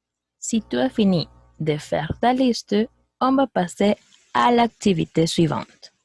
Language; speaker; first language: French; non-native, fluent; Spanish